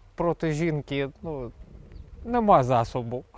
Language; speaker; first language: Ukrainian; native; Ukrainian